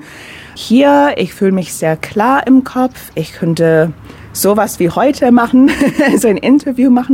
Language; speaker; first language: German; non-native, fluent; English